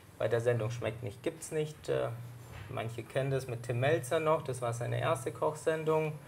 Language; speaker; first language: German; early bilingual, other home language; Greek